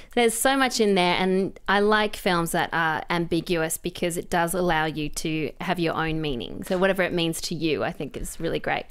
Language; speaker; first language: English; native; English